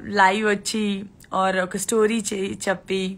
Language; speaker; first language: Telugu; non-native, learner; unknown